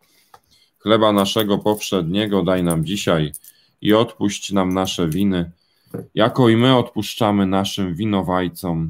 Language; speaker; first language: Polish; native; Polish